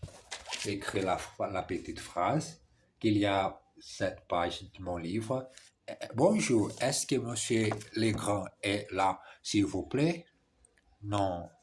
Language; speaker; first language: French; non-native, learner; Portuguese